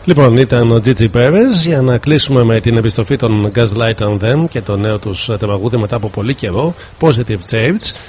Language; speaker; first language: Greek; native; Greek